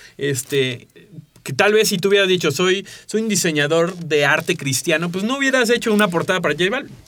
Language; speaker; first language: Spanish; native; Spanish